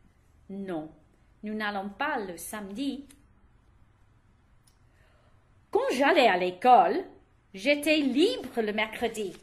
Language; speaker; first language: French; non-native, learner; English